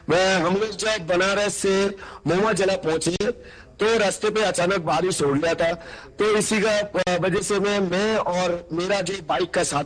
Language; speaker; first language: Hindi; non-native, local second language; Bangla